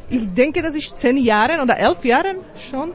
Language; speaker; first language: German; non-native, learner; Slovak